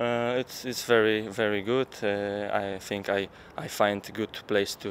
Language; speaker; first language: English; non-native, learner; Polish